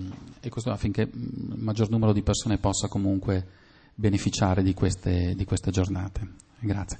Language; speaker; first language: Italian; native; Italian